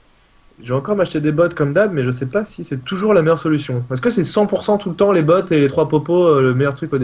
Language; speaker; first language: French; native; French